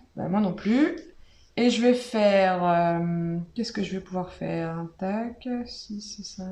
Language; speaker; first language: French; native; French